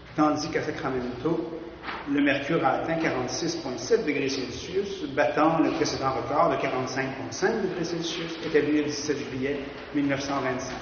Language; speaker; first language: French; native; French